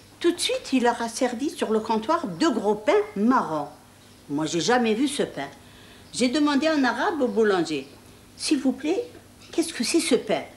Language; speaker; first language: French; non-native, local second language; Arabic